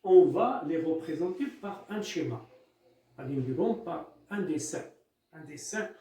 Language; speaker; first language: French; non-native, local second language; Arabic